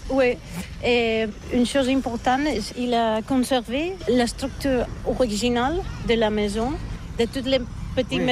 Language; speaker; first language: French; non-native, fluent; Catalan